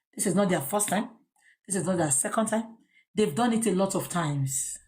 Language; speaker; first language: English; non-native, local second language; Yoruba